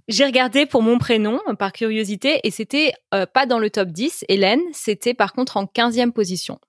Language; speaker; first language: French; native; French